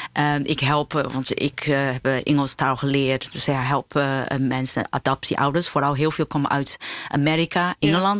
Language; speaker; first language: Dutch; non-native, fluent; Chinese